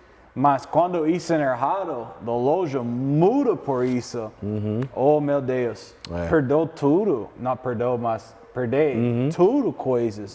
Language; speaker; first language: Portuguese; non-native, learner; English